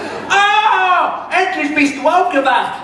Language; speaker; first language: German; non-native, fluent; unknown